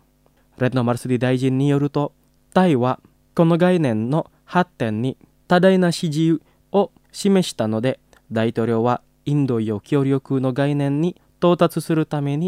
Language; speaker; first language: Japanese; non-native, fluent; Indonesian